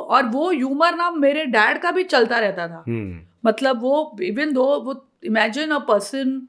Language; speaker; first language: Hindi; native; Hindi